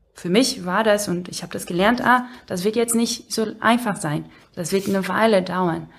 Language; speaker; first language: German; non-native, fluent; Portuguese